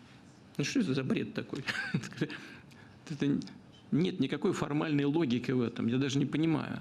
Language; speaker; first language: Russian; native; Russian